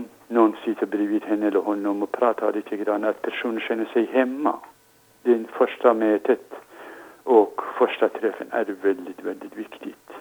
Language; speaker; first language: Swedish; non-native, fluent; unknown